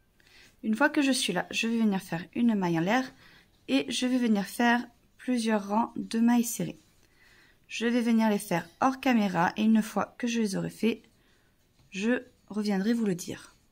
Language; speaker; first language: French; native; French